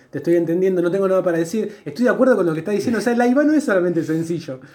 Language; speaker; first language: Spanish; native; Spanish